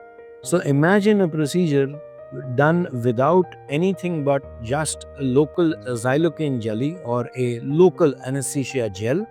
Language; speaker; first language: English; non-native, local second language; Hindi